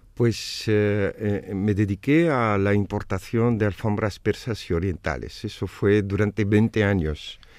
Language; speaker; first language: Spanish; non-native, fluent; Arabic